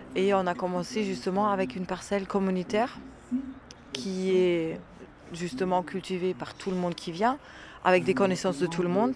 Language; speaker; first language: French; non-native, fluent; German